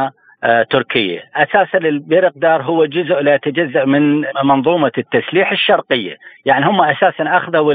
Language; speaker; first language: Arabic; native; Arabic